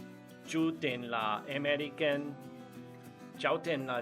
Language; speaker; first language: Vietnamese; non-native, learner; English